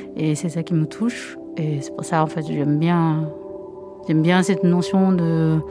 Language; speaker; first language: French; non-native, fluent; Japanese